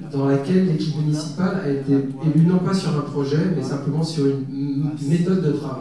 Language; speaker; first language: French; native; French